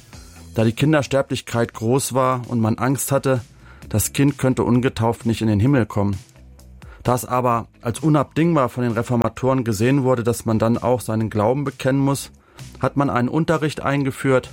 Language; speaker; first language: German; native; German